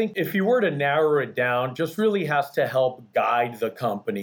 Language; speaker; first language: English; early bilingual, other home language; Spanish